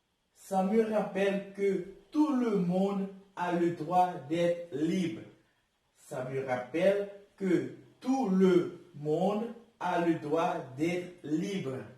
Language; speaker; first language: French; non-native, learner; Portuguese